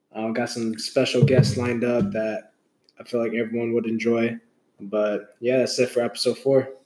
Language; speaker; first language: English; early bilingual, other home language; Hindi